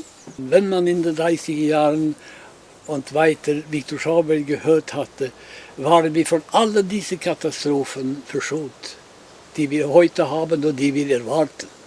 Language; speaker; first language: German; non-native, fluent; Swedish